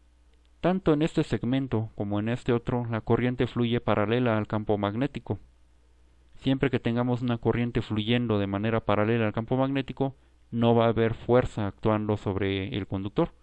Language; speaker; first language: Spanish; native; Spanish